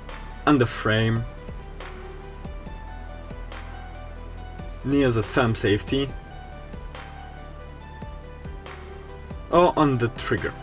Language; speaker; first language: English; non-native, fluent; French